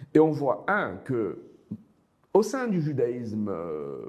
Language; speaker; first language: French; non-native, local second language; Arabic